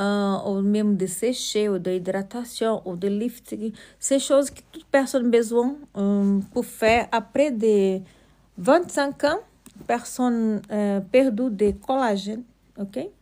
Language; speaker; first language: French; non-native, learner; Portuguese